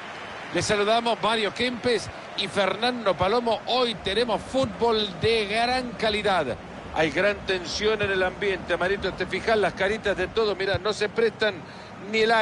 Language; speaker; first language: Spanish; native; Spanish